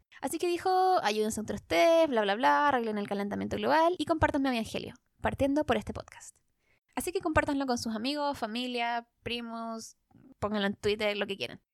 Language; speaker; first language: Spanish; native; Spanish